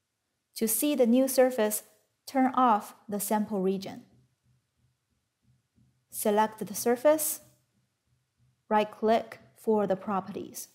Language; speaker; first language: English; non-native, fluent; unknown